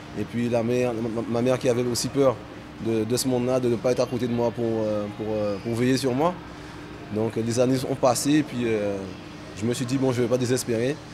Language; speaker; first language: French; native; French